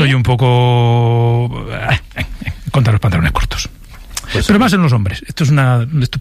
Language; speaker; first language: Spanish; native; Spanish